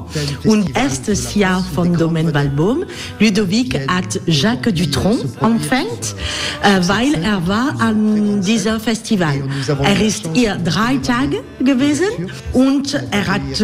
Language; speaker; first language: German; non-native, fluent; French